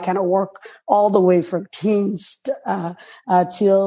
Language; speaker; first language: English; non-native, local second language; Krio